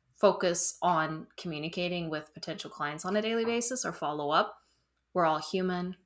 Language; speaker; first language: English; non-native, fluent; German